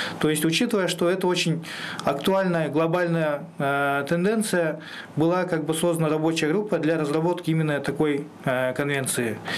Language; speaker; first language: Russian; non-native, local second language; Kyrgyz